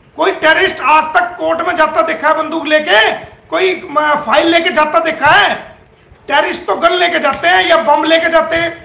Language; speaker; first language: Hindi; native; Hindi